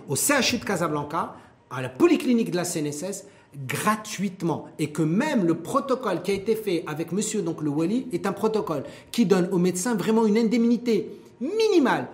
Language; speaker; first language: French; non-native, local second language; Arabic